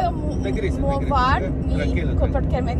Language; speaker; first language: Spanish; non-native, learner; English